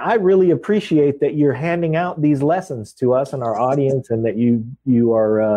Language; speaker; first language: English; native; English